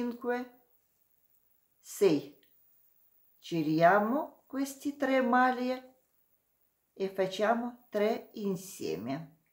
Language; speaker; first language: Italian; non-native, learner; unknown